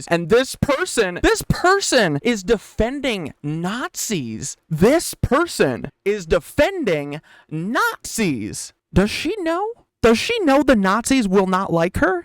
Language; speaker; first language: English; native; English